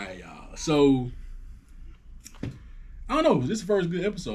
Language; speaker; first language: English; native; English